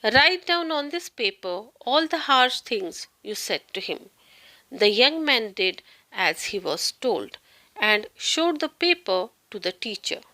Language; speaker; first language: English; non-native, local second language; Marathi